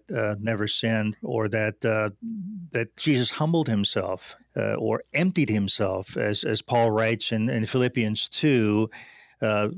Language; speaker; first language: English; non-native, fluent; German